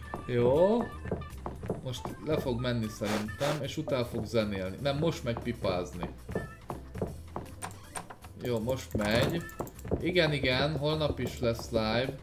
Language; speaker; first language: Hungarian; native; Hungarian